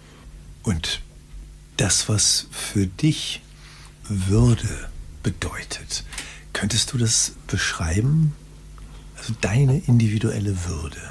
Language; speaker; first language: German; native; German